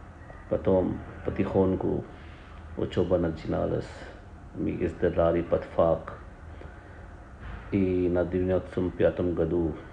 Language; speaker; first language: Russian; non-native, learner; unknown